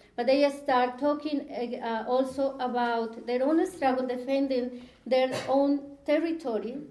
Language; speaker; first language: English; non-native, fluent; Spanish